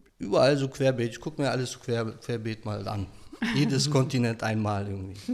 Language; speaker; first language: German; early bilingual, other home language; Polish